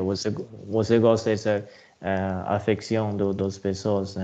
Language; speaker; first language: Portuguese; non-native, fluent; Chinese